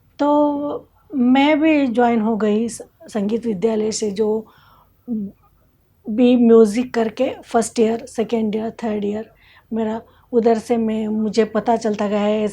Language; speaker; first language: Hindi; non-native, local second language; Kannada